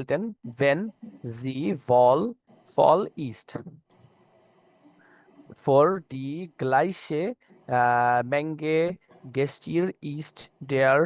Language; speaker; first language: German; non-native, learner; Bangla